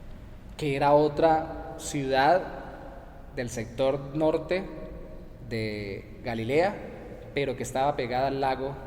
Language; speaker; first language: Spanish; native; Spanish